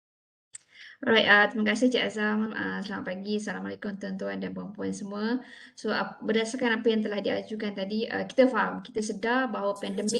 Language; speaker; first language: Malay; native; Malay